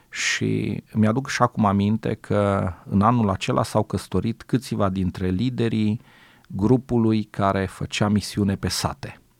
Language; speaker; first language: Romanian; native; Romanian